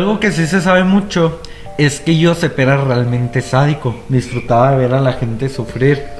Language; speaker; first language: Spanish; native; Spanish